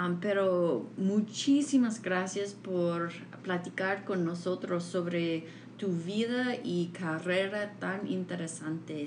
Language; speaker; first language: Spanish; non-native, fluent; English